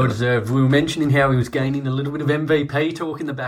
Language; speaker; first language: English; native; English